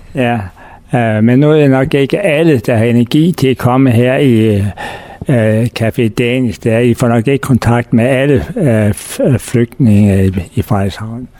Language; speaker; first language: Danish; native; Danish